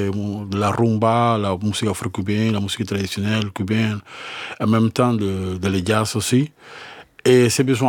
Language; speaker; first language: French; non-native, learner; Spanish